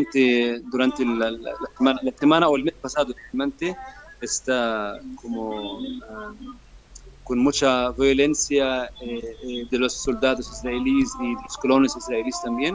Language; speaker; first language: Spanish; non-native, fluent; Arabic